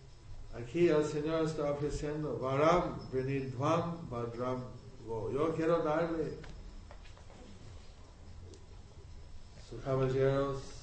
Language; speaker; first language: Spanish; non-native, learner; English